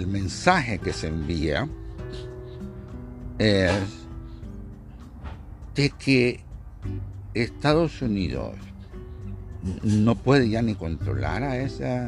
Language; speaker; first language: Spanish; native; Spanish